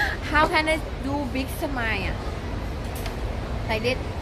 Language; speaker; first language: English; non-native, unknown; Thai